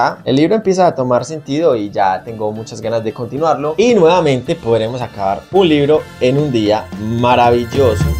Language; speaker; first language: Spanish; native; Spanish